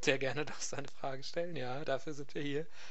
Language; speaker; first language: German; native; German